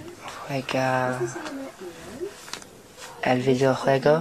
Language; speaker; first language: Spanish; non-native, learner; English